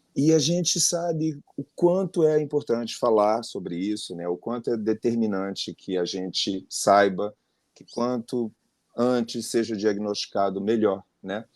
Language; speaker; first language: Portuguese; native; Portuguese